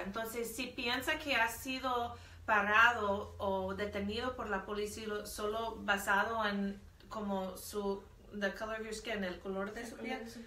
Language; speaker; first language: Spanish; non-native, fluent; English